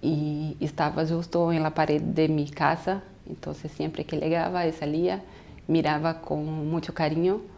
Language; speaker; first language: Spanish; non-native, fluent; Portuguese